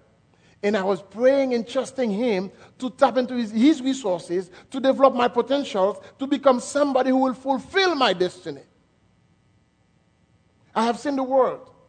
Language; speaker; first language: English; non-native, fluent; French